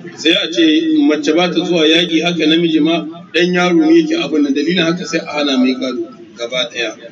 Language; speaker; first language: Hausa; native; Hausa